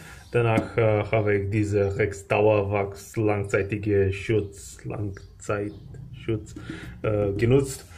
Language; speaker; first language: German; non-native, fluent; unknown